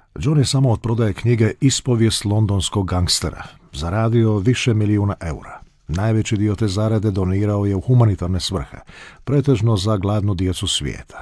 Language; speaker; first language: Croatian; native; Croatian